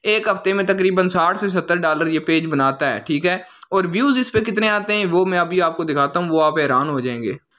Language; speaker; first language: Urdu; non-native, local second language; Punjabi